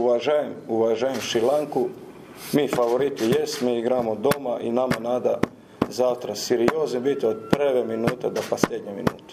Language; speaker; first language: Russian; non-native, learner; Croatian